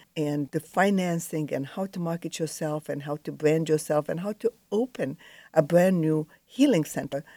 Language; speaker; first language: English; non-native, fluent; Arabic